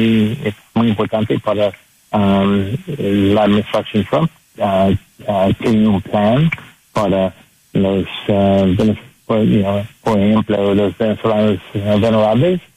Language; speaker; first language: Spanish; non-native, learner; English